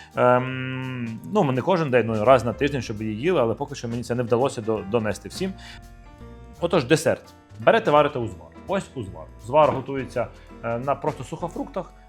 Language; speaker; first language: Ukrainian; native; Ukrainian